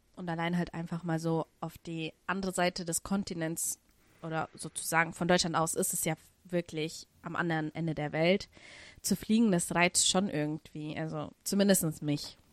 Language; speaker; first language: German; early bilingual, other home language; Russian